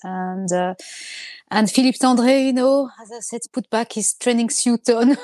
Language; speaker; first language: English; non-native, fluent; French